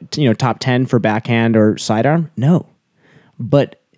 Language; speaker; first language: English; native; English